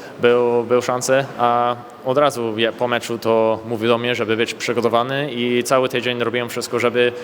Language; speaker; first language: Polish; early bilingual, heritage; English